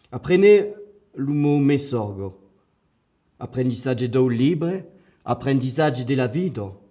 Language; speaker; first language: Occitan; non-native, local second language; French